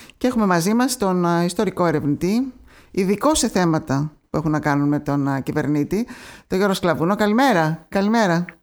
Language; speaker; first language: Greek; native; Greek